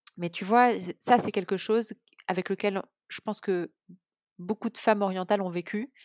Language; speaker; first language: French; early bilingual, other home language; Arabic